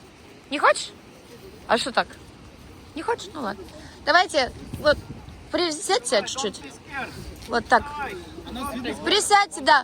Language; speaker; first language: Russian; native; Russian